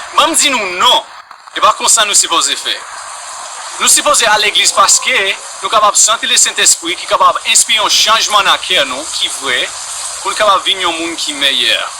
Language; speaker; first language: Haitian Creole; non-native, fluent; English